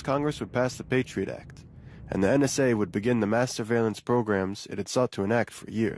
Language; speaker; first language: English; non-native, fluent; Hebrew